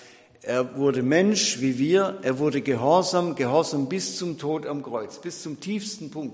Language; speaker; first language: German; native; German